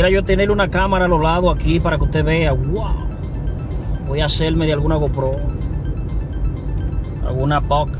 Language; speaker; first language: Spanish; native; Spanish